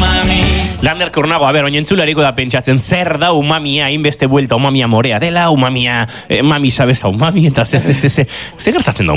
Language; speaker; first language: Basque; native; Basque